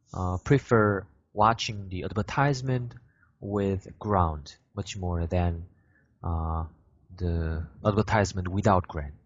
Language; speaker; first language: English; non-native, learner; Korean